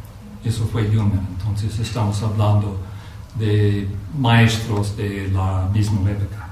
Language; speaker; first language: Spanish; non-native, fluent; English